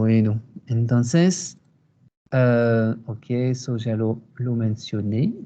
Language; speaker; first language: Spanish; non-native, fluent; French